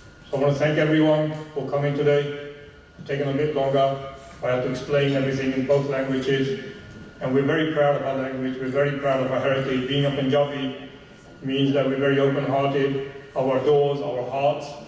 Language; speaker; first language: Punjabi; early bilingual, heritage; Punjabi